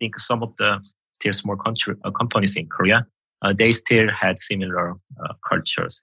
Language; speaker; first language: English; non-native, fluent; Korean